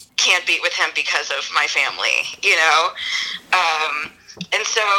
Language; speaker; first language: English; native; English